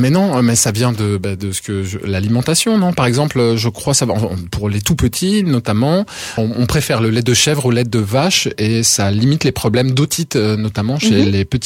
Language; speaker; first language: French; native; French